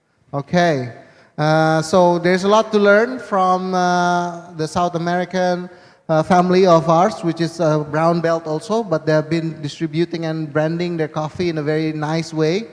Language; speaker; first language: English; non-native, fluent; Indonesian